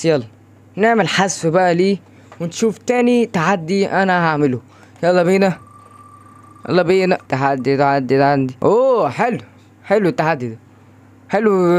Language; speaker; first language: Arabic; native; Arabic